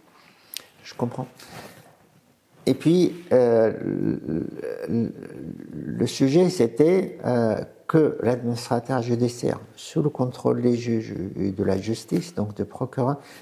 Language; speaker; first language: French; non-native, fluent; Arabic